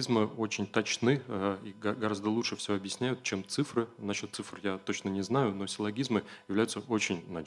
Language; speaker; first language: Russian; native; Russian